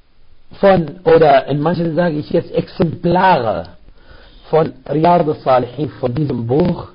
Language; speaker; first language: German; non-native, fluent; Arabic